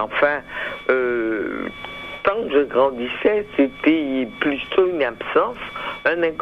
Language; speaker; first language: French; native; French